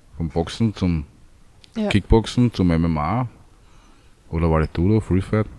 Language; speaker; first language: German; native; German